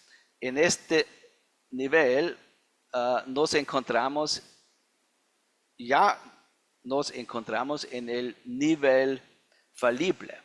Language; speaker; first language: Spanish; non-native, fluent; German